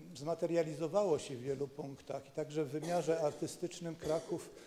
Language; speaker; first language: Polish; native; Polish